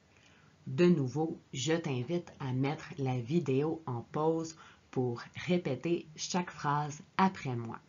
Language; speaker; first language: French; native; French